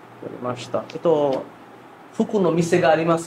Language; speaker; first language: Japanese; non-native, fluent; Bangla